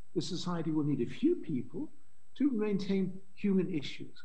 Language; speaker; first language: English; native; English